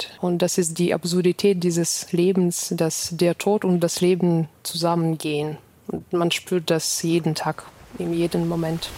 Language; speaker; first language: German; non-native, fluent; Ukrainian